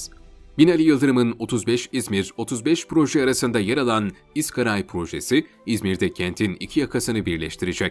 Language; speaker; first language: Turkish; native; Turkish